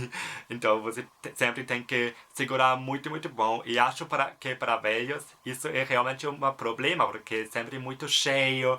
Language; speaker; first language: Portuguese; non-native, fluent; German